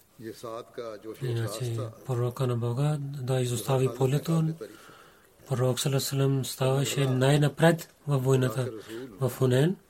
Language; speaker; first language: Bulgarian; non-native, learner; Urdu